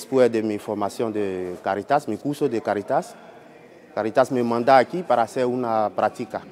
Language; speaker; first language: Spanish; non-native, learner; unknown